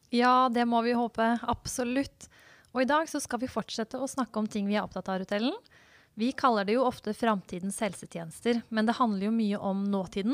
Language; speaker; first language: Norwegian; native; Norwegian